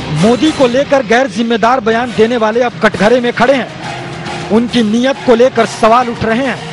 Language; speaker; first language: Hindi; native; Hindi